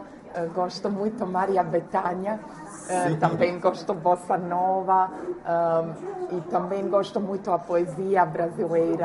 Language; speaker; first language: Portuguese; non-native, fluent; Croatian